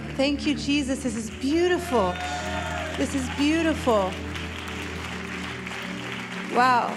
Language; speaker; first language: English; native; English